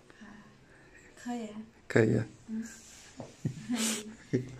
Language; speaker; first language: Chinese; non-native, learner; Nepali